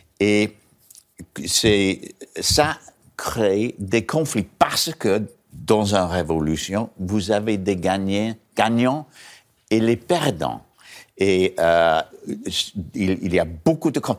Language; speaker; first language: French; non-native, learner; English